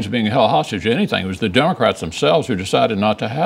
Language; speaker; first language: English; native; English